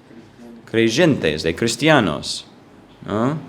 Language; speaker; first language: Spanish; non-native, fluent; English